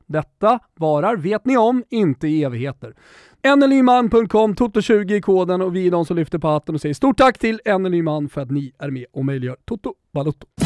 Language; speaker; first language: Swedish; native; Swedish